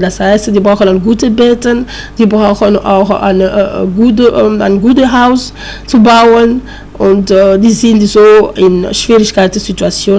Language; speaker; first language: German; non-native, learner; French